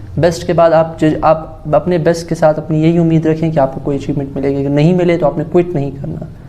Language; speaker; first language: Urdu; non-native, local second language; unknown